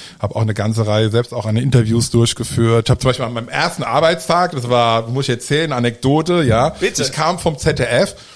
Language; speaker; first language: German; early bilingual, other home language; Italian